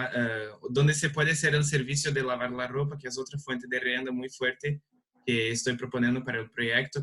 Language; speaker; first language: Spanish; non-native, learner; Portuguese